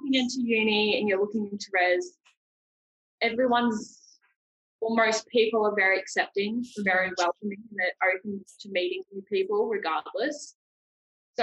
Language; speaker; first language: English; native; English